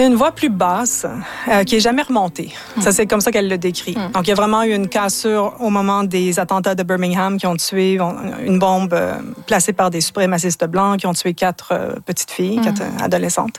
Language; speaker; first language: French; native; French